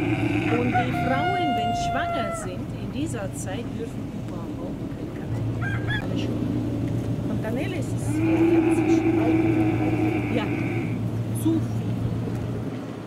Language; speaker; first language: German; non-native, learner; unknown